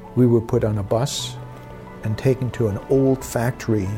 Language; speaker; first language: English; early bilingual, other home language; German